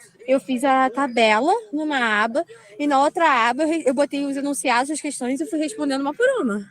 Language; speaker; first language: Portuguese; native; Portuguese